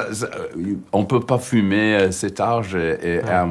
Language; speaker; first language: French; non-native, learner; English